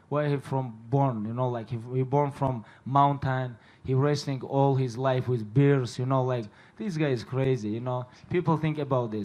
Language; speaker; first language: English; non-native, fluent; Russian